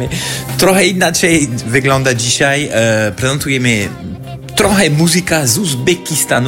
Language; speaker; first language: Polish; non-native, fluent; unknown